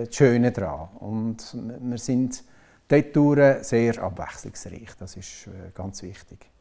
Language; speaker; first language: German; native; German